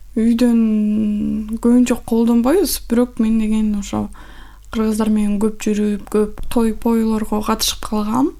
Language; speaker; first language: Kyrgyz; non-native, local second language; Russian